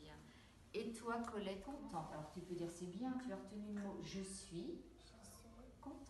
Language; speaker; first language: French; native; French